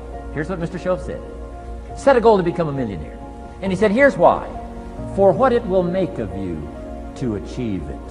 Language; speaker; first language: English; native; English